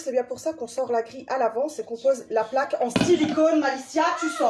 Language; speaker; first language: French; native; French